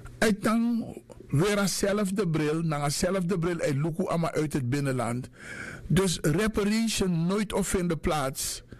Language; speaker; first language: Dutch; native; Dutch